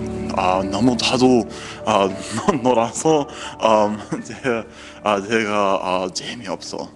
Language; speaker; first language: Korean; non-native, learner; English